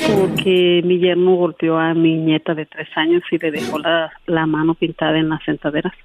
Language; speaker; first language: Spanish; native; Spanish